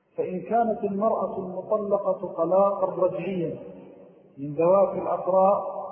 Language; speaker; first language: Arabic; native; Arabic